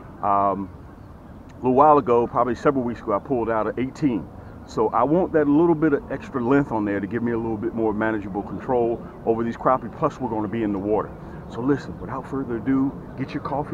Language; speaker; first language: English; native; English